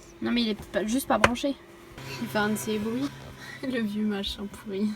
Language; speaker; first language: French; native; French